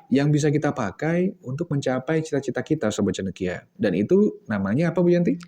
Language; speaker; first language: Indonesian; native; Indonesian